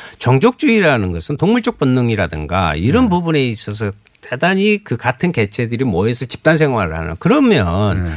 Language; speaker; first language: Korean; native; Korean